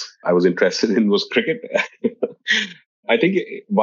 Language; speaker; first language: English; non-native, local second language; Hindi